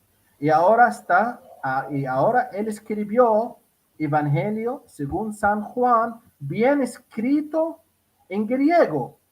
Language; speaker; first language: Spanish; non-native, fluent; Arabic